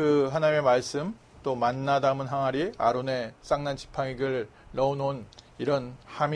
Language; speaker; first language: Korean; native; Korean